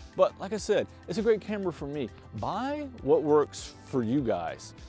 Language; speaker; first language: English; native; English